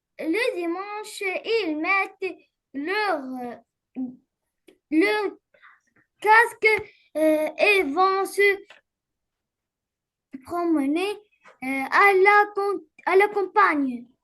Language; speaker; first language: French; non-native, learner; Arabic